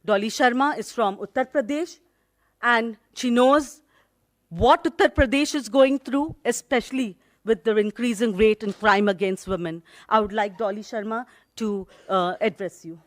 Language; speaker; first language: English; non-native, local second language; Hindi